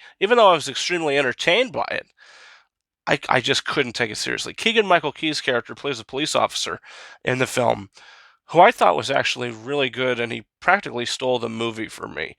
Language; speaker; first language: English; native; English